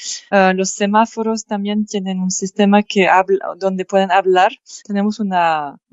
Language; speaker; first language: Spanish; non-native, fluent; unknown